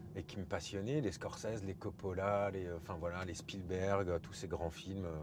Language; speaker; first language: French; native; French